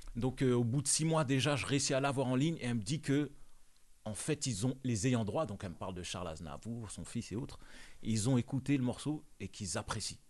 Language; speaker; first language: French; non-native, local second language; Bambara